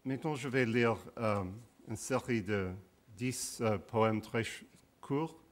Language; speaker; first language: French; non-native, fluent; English